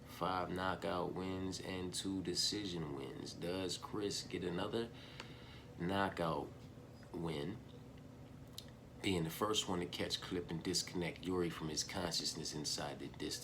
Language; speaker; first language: English; native; English